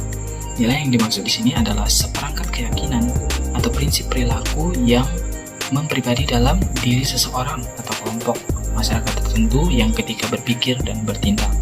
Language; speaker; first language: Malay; non-native, local second language; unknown